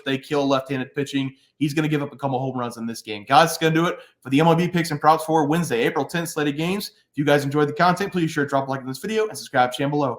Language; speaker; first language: English; native; English